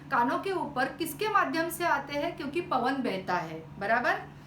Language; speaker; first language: Hindi; non-native, local second language; Marathi